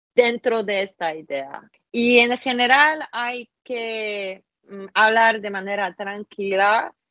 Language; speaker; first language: Spanish; non-native, fluent; Polish